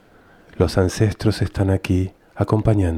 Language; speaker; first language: Spanish; native; Spanish